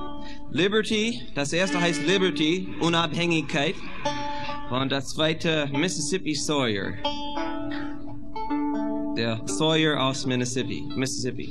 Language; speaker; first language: German; non-native, fluent; English